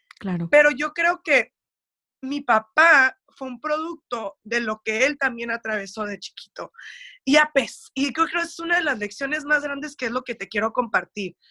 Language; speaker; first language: Spanish; early bilingual, heritage; Spanish